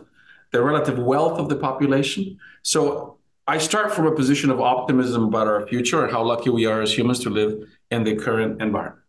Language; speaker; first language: English; non-native, fluent; Spanish